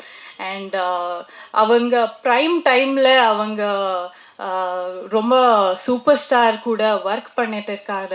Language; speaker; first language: Tamil; non-native, local second language; Kannada